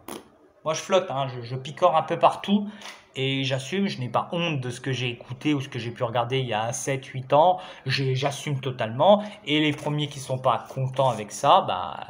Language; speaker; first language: French; native; French